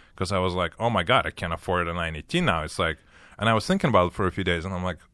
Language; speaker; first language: English; early bilingual, other home language; Ukrainian